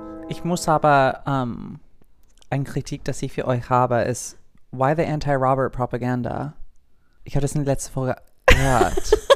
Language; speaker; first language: German; non-native, fluent; English